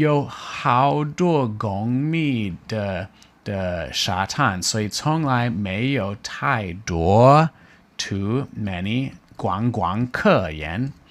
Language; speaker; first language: Chinese; non-native, fluent; English